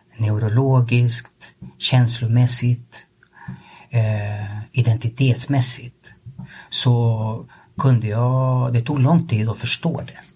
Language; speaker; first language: Swedish; early bilingual, other home language; Spanish